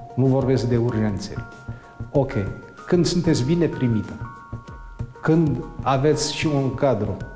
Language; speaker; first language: Romanian; non-native, fluent; Arabic